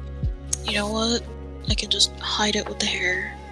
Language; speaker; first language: English; native; English